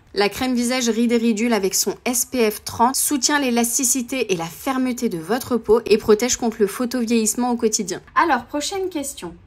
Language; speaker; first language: French; native; French